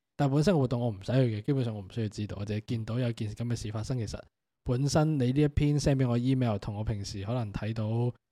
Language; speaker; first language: Cantonese; native; Cantonese